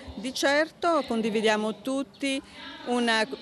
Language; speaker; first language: Italian; native; Italian